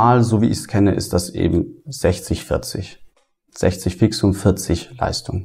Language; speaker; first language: German; native; German